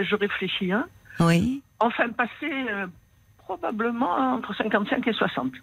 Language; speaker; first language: French; native; French